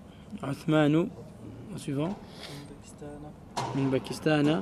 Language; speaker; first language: Arabic; non-native, fluent; French